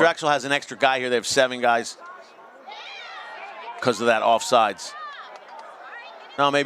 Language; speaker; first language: English; native; English